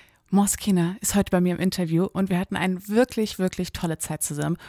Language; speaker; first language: German; native; German